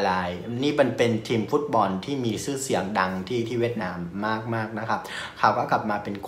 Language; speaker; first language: Thai; non-native, fluent; Vietnamese